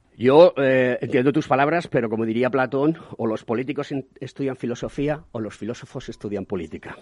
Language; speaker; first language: Spanish; native; Spanish